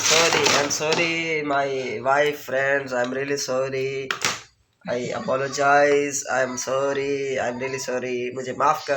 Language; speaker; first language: English; non-native, learner; Urdu